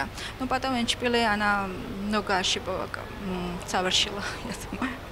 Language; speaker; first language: Russian; non-native, learner; Georgian